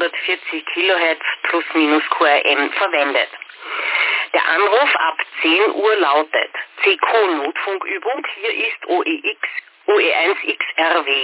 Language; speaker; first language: German; native; German